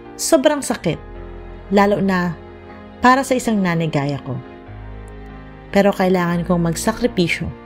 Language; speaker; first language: Filipino; non-native, local second language; Bikol